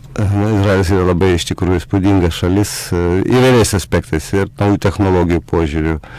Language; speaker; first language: Lithuanian; native; Lithuanian